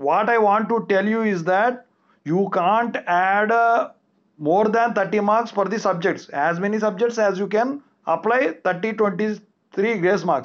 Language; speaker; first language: English; non-native, local second language; Telugu